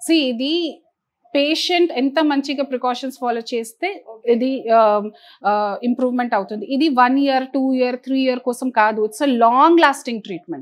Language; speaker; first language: Telugu; non-native, fluent; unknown